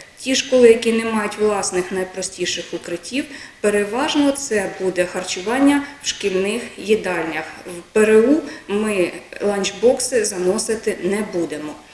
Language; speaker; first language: Ukrainian; native; Ukrainian